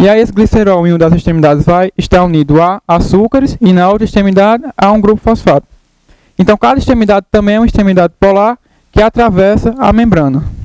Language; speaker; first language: Portuguese; native; Portuguese